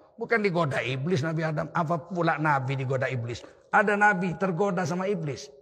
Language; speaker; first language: Indonesian; native; Indonesian